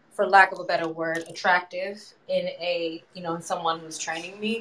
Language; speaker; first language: English; native; English